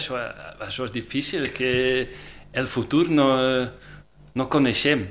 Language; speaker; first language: Catalan; non-native, fluent; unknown